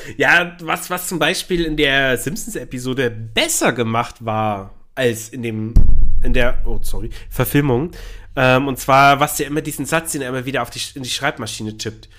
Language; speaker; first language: German; native; German